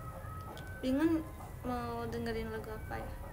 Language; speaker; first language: Indonesian; early bilingual, heritage; Indonesian